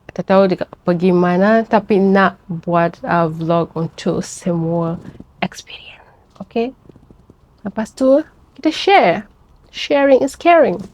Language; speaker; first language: Malay; non-native, fluent; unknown